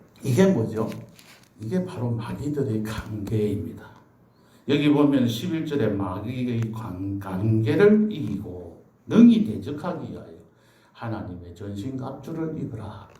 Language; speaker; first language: Korean; native; Korean